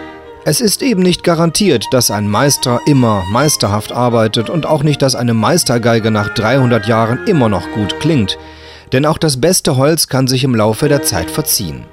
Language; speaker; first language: German; native; German